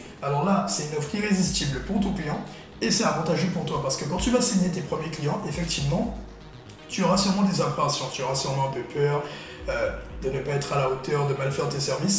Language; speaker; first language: French; native; French